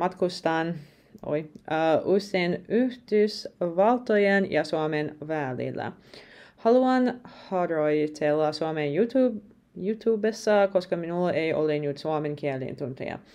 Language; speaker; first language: Finnish; non-native, learner; English